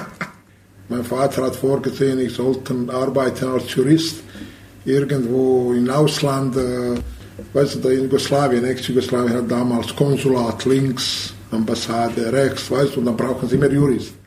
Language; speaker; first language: German; non-native, learner; Bosnian